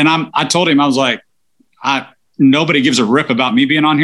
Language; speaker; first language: English; native; English